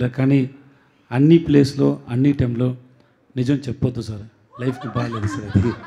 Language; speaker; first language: Telugu; non-native, learner; Tamil